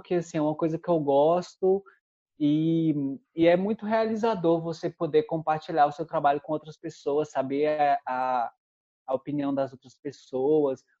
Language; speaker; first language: Portuguese; native; Portuguese